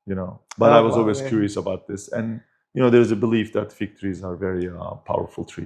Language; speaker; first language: English; non-native, fluent; Turkish